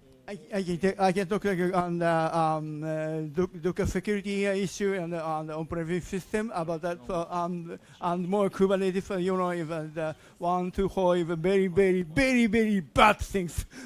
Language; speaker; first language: English; non-native, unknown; Japanese